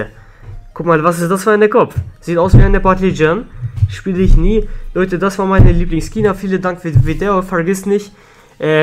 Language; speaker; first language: German; non-native, learner; Albanian